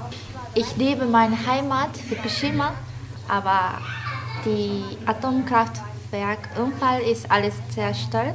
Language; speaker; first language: German; non-native, learner; Japanese